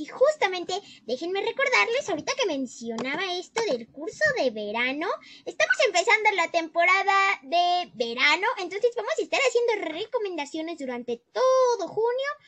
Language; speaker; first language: Spanish; native; Spanish